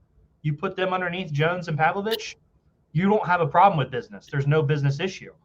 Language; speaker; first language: English; native; English